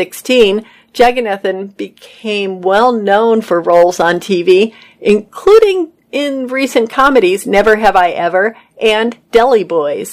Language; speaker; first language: English; native; English